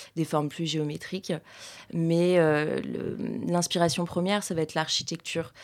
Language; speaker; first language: French; native; French